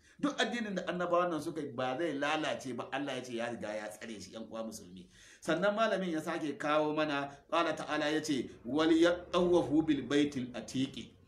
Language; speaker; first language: Hausa; non-native, local second language; Fula